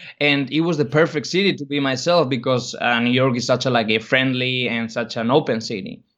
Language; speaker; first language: English; non-native, fluent; Spanish